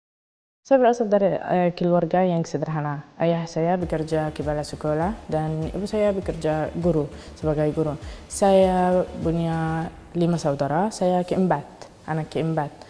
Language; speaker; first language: Indonesian; non-native, learner; Arabic